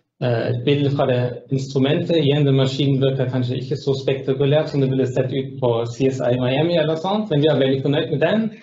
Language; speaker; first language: Norwegian; non-native, fluent; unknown